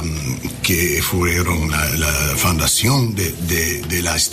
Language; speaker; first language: Spanish; non-native, learner; English